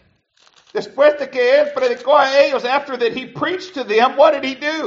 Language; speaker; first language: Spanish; non-native, fluent; English